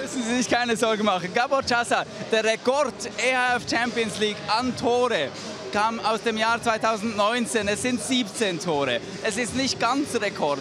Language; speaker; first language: German; native; German